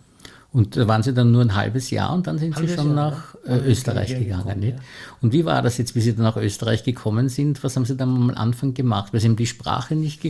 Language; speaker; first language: German; native; German